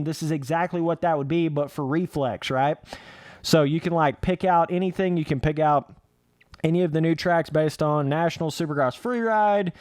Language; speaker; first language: English; native; English